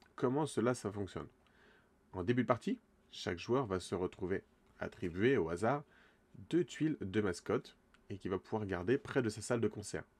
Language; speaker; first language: French; native; French